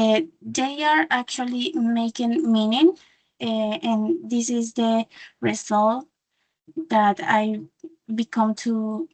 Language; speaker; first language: English; non-native, learner; Spanish